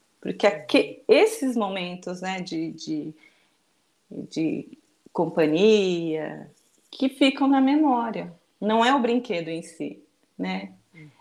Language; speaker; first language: Portuguese; early bilingual, other home language; Japanese